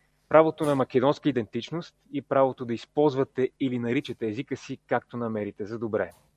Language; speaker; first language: Bulgarian; native; Bulgarian